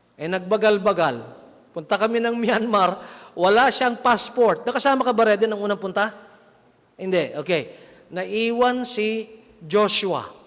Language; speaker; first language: Filipino; non-native, local second language; Cebuano